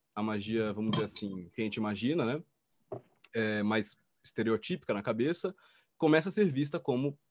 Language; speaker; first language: Portuguese; native; Portuguese